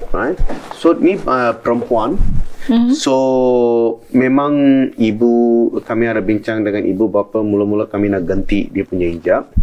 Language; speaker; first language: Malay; non-native, local second language; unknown